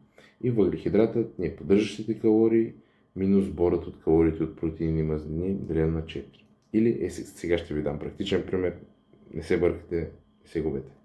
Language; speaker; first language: Bulgarian; native; Bulgarian